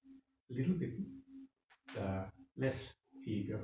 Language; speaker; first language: English; non-native, fluent; Finnish